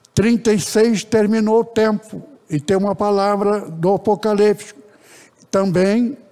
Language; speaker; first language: Portuguese; early bilingual, other home language; Japanese